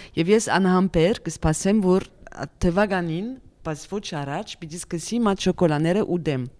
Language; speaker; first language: Armenian; early bilingual, heritage; Armenian